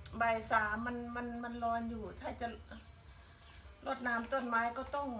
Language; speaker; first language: Thai; native; Thai